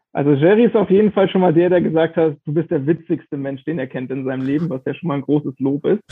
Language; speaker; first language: German; native; German